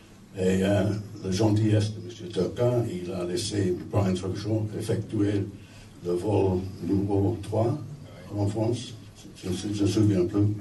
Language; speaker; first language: French; non-native, fluent; English